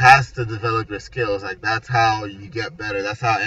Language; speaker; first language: English; non-native, local second language; Igbo